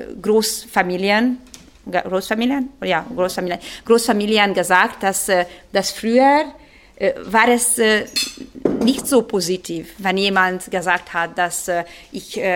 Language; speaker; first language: German; non-native, fluent; Hungarian